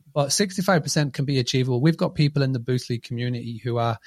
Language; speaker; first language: English; native; English